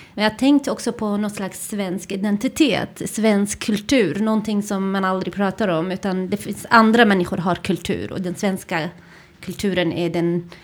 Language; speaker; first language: Swedish; non-native, fluent; Central Kurdish